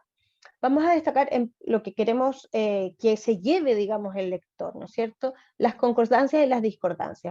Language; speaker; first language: Spanish; native; Spanish